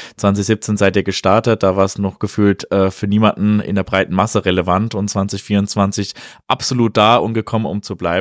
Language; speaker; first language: German; native; German